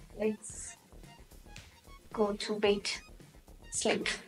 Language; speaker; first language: English; non-native, learner; Amharic